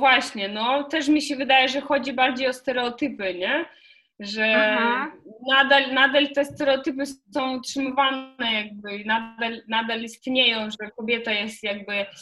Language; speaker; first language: Polish; non-native, fluent; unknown